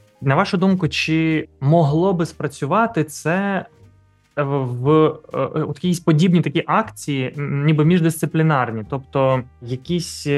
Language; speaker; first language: Ukrainian; native; Ukrainian